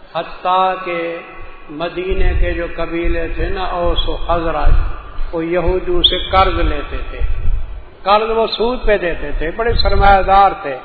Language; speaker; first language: Urdu; non-native, local second language; Saraiki